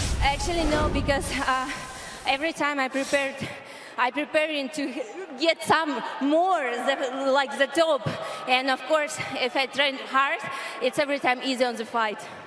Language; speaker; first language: English; non-native, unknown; Russian